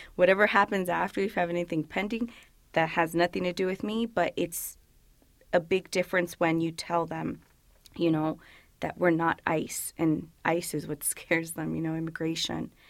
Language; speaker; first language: English; early bilingual, other home language; Spanish